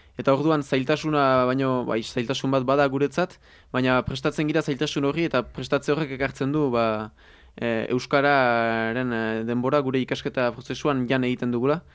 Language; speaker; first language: Basque; native; Basque